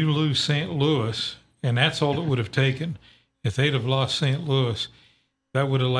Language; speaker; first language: English; native; English